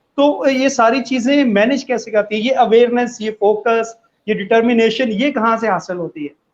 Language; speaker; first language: Urdu; native; Urdu